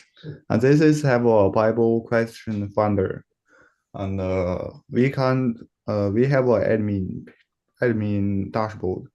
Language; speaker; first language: English; non-native, learner; Chinese